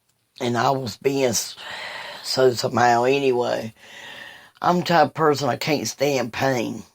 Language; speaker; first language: English; native; English